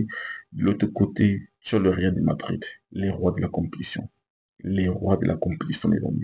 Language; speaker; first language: French; native; French